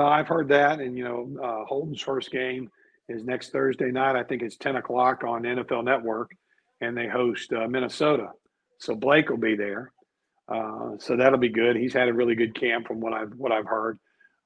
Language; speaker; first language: English; native; English